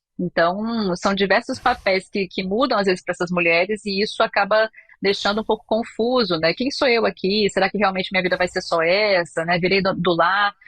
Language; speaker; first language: Portuguese; native; Portuguese